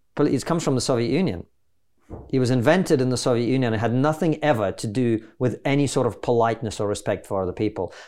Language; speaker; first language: English; non-native, fluent; Russian